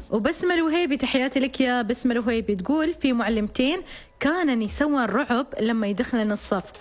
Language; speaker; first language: Arabic; native; Arabic